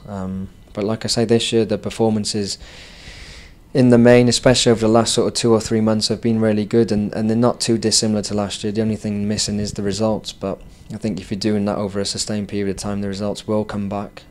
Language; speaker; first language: English; native; English